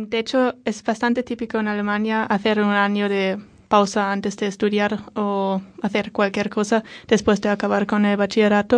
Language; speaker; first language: Spanish; non-native, fluent; German